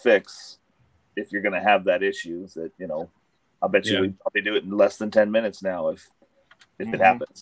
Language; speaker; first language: English; native; English